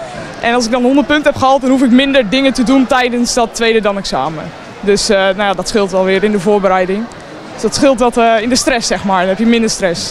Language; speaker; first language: Dutch; native; Dutch